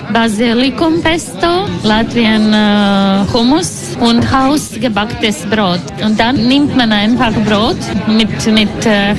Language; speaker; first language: German; non-native, learner; Latvian